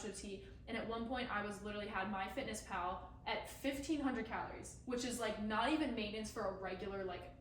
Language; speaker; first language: English; native; English